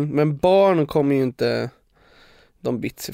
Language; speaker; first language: Swedish; native; Swedish